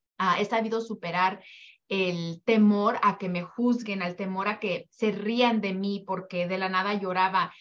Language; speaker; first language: Spanish; early bilingual, heritage; Spanish